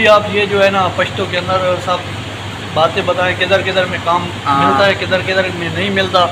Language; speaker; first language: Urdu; non-native, local second language; Punjabi